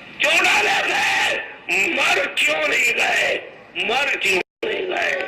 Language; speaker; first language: Urdu; native; Urdu